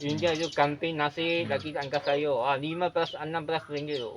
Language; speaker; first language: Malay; non-native, local second language; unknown